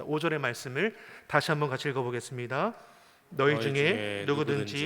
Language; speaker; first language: Korean; native; Korean